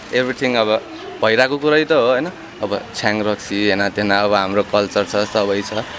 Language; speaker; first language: Nepali; non-native, local second language; Newari